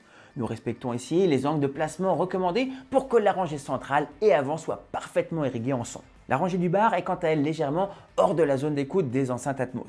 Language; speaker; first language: French; native; French